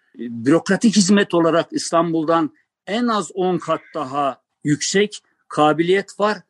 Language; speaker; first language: Turkish; native; Turkish